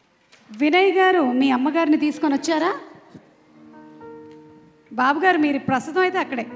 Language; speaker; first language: Telugu; native; Telugu